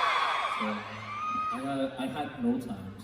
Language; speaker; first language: English; non-native, learner; Korean